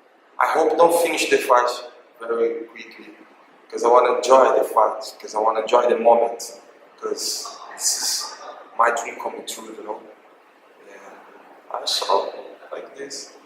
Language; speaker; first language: English; non-native, learner; Portuguese